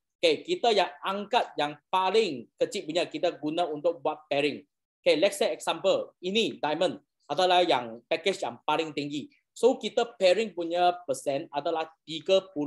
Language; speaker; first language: Malay; non-native, local second language; Chinese